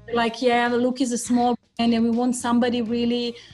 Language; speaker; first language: English; non-native, fluent; Croatian